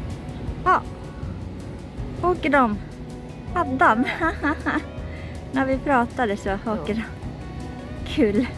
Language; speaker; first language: Swedish; non-native, learner; Japanese